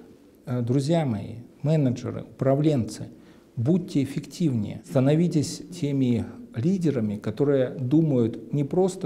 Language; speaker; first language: Russian; native; Russian